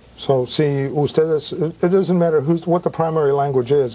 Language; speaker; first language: English; early bilingual, other home language; Spanish